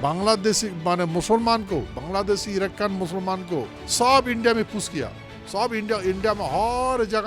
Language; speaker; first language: Hindi; non-native, local second language; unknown